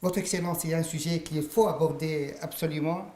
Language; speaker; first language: French; non-native, local second language; Arabic